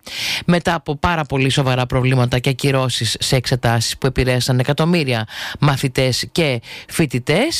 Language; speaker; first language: Greek; native; Greek